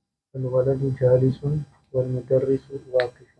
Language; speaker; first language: Arabic; non-native, learner; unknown